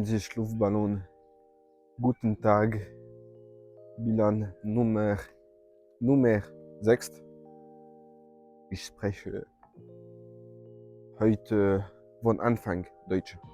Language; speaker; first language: German; non-native, learner; French